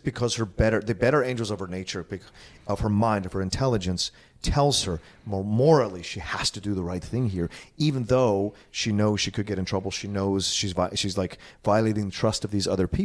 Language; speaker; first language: English; native; English